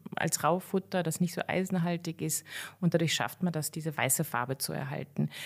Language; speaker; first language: German; native; German